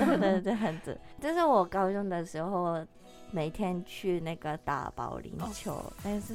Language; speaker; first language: Chinese; non-native, fluent; Japanese